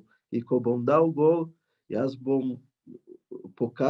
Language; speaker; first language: Slovenian; non-native, learner; Portuguese